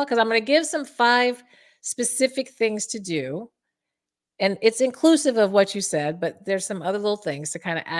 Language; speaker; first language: English; native; English